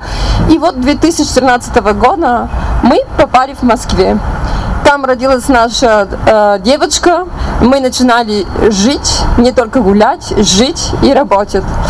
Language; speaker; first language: Russian; non-native, learner; Bulgarian